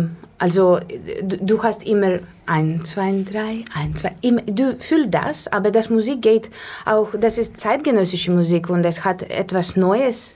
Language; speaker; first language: German; non-native, learner; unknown